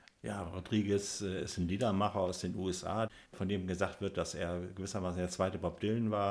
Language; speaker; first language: German; native; German